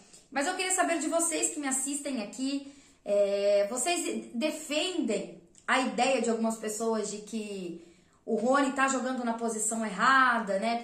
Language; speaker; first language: Portuguese; native; Portuguese